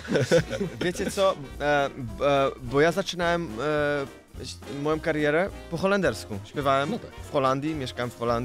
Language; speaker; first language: Polish; early bilingual, other home language; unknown